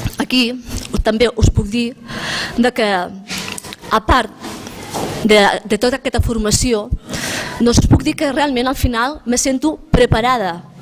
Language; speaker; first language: Catalan; non-native, local second language; Spanish